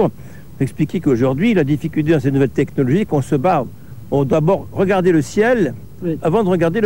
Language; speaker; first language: French; native; French